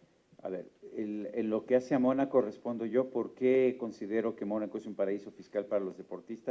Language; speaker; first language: Spanish; native; Spanish